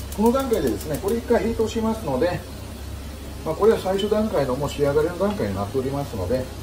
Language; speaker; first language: Japanese; non-native, fluent; Bangla